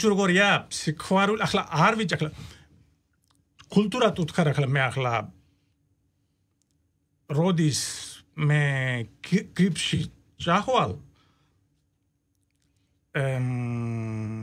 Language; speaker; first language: Georgian; non-native, learner; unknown